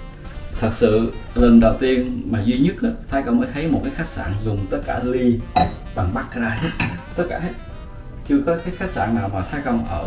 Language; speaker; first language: Vietnamese; native; Vietnamese